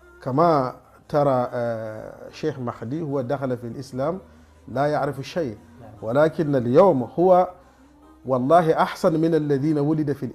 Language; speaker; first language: Arabic; non-native, fluent; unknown